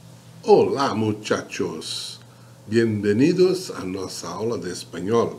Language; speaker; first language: Spanish; non-native, fluent; Portuguese